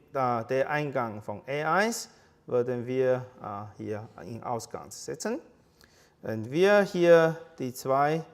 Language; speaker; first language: German; non-native, fluent; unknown